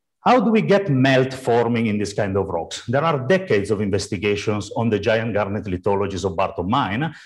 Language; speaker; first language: English; non-native, fluent; Italian